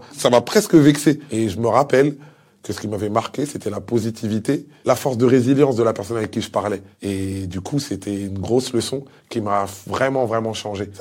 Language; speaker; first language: French; early bilingual, other home language; Lingala